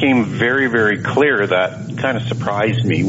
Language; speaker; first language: English; native; English